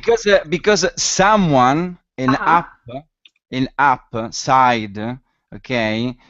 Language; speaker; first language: English; non-native, learner; Italian